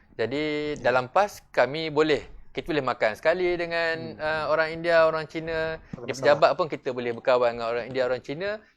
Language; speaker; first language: Malay; native; Malay